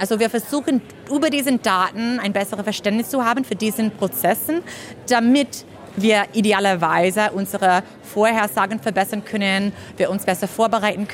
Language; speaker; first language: German; non-native, fluent; English